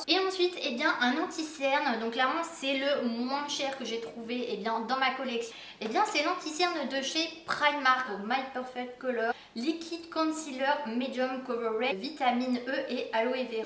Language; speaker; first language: French; native; French